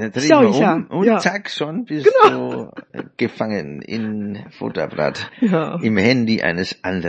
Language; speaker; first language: German; native; German